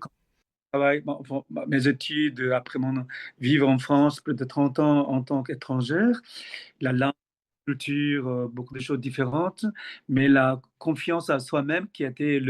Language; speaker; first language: French; non-native, fluent; Korean